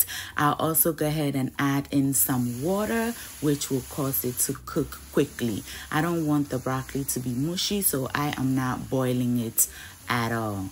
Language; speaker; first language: English; non-native, local second language; Ga